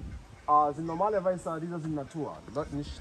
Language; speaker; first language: German; non-native, learner; Swahili